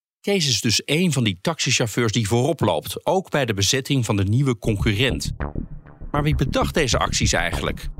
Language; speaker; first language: Dutch; native; Dutch